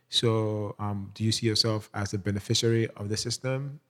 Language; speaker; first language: English; non-native, local second language; Yoruba